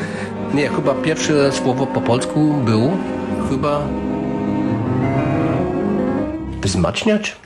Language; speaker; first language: Polish; non-native, learner; German